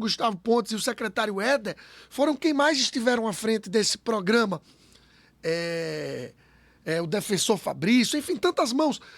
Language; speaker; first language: Portuguese; native; Portuguese